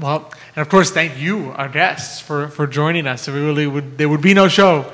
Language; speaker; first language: English; native; English